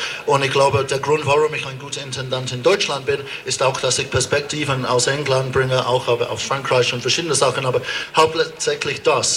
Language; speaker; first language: German; non-native, fluent; English